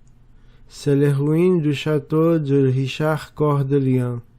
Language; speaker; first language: French; non-native, learner; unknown